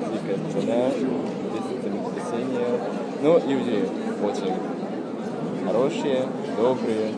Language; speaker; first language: Russian; non-native, learner; Japanese